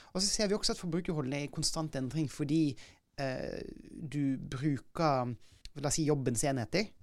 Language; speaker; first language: Norwegian; native; Norwegian